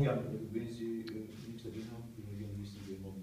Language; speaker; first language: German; non-native, learner; Azerbaijani